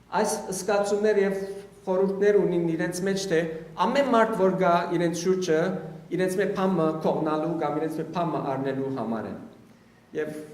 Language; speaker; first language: Armenian; early bilingual, heritage; Armenian